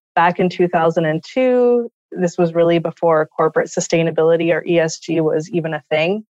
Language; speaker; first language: English; native; English